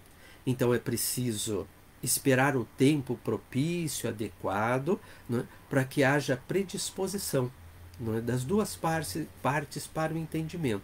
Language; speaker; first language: Portuguese; native; Portuguese